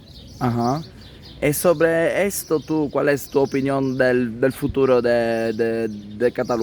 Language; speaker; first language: Spanish; non-native, fluent; Italian